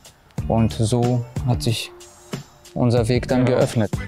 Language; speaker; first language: German; early bilingual, other home language; Armenian